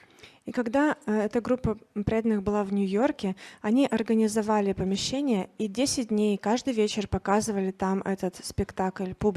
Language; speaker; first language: Russian; native; Russian